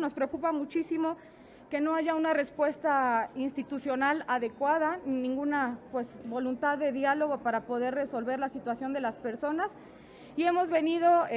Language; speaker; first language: Spanish; native; Spanish